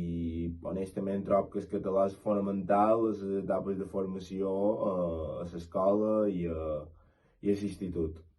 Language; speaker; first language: Catalan; early bilingual, other home language; French